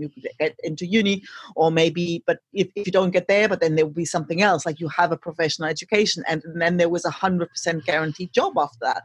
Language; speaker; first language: English; non-native, fluent; German